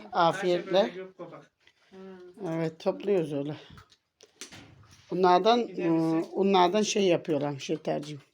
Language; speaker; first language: Turkish; native; Turkish